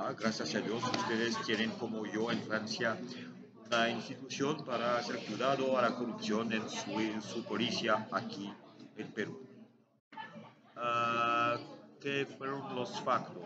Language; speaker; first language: Spanish; non-native, learner; French